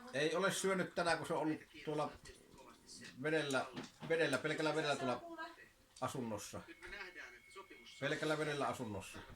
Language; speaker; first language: Finnish; native; Finnish